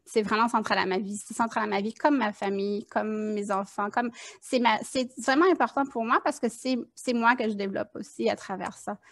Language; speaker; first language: French; native; French